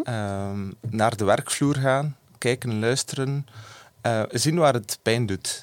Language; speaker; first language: Dutch; native; Dutch